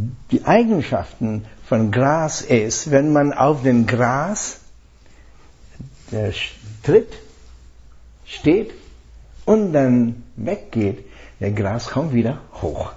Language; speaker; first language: German; non-native, fluent; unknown